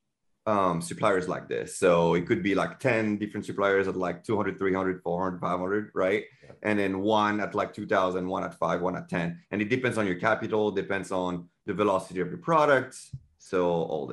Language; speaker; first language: English; non-native, fluent; French